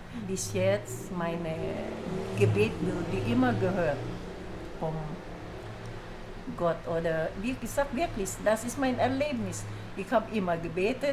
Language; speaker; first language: German; non-native, fluent; Filipino